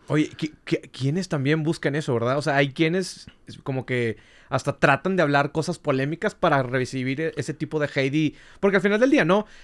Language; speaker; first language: Spanish; native; Spanish